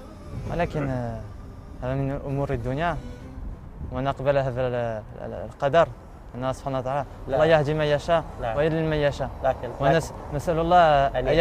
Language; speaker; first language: Arabic; non-native, learner; French